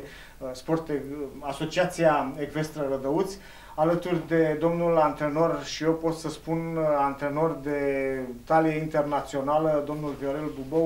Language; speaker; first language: Romanian; native; Romanian